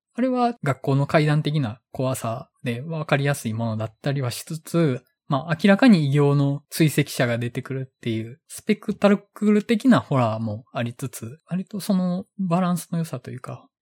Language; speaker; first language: Japanese; native; Japanese